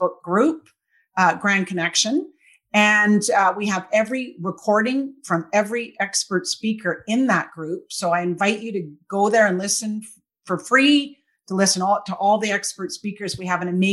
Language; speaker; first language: English; native; English